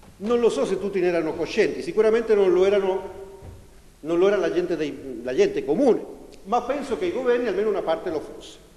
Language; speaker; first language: Italian; non-native, fluent; Spanish